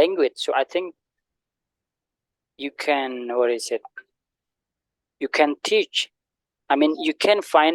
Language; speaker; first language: English; non-native, learner; Indonesian